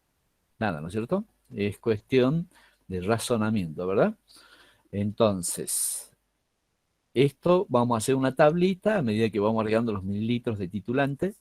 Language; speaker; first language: Spanish; native; Spanish